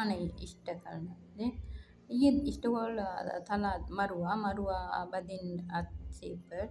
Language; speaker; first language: Arabic; non-native, learner; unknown